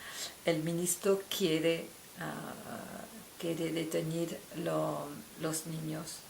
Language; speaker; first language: Spanish; non-native, fluent; French